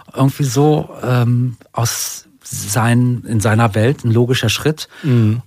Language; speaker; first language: German; native; German